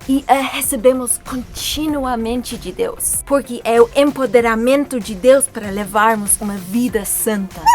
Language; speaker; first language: Portuguese; non-native, fluent; English